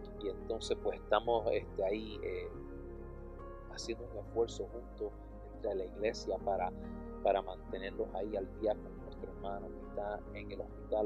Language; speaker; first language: Spanish; non-native, fluent; English